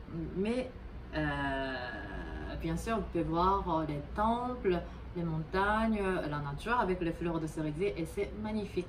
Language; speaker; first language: French; non-native, fluent; Japanese